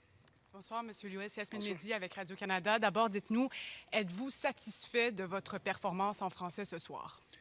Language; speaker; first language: French; native; French